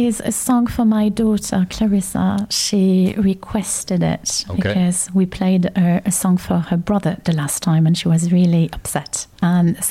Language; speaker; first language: English; non-native, fluent; French